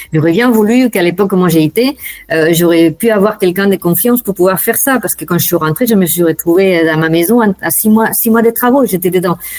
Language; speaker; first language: French; non-native, fluent; Spanish